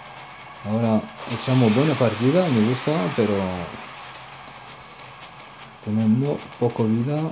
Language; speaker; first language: Spanish; non-native, learner; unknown